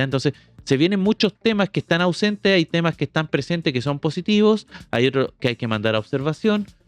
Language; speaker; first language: Spanish; native; Spanish